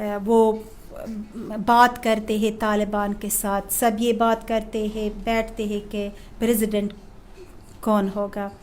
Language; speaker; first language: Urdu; non-native, fluent; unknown